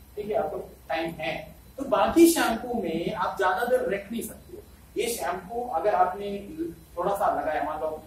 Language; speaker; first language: Hindi; non-native, local second language; Malayalam